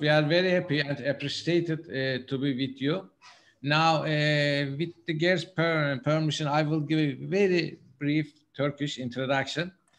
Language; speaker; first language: English; non-native, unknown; Turkish